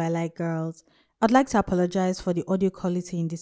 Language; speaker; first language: English; non-native, local second language; Hausa